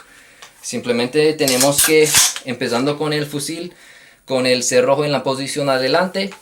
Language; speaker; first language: Spanish; non-native, fluent; English